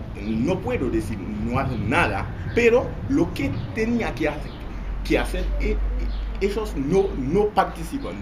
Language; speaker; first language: Spanish; non-native, fluent; Haitian Creole